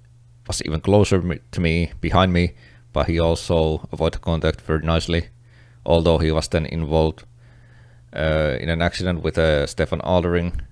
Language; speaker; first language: English; non-native, fluent; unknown